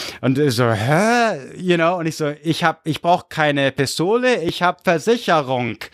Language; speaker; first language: German; early bilingual, other home language; English